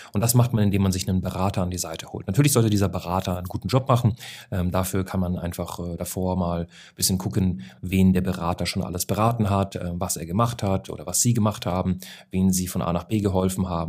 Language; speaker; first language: German; native; German